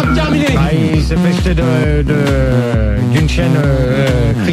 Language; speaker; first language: French; native; French